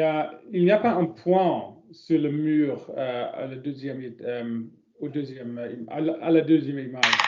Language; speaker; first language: French; non-native, learner; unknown